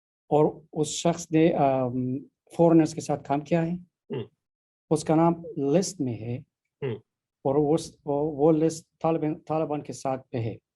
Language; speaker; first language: Hindi; non-native, learner; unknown